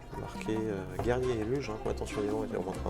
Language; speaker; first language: French; native; French